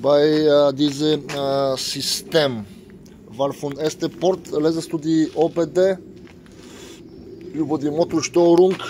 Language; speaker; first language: German; non-native, fluent; Bulgarian